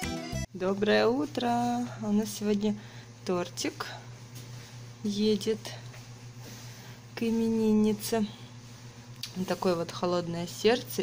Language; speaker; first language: Russian; native; Russian